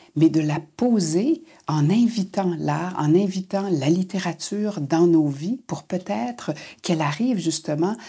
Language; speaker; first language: French; native; French